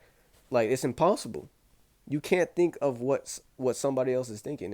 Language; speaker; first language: English; native; English